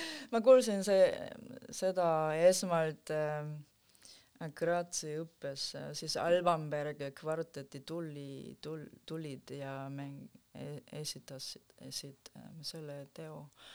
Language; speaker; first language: Estonian; non-native, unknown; Korean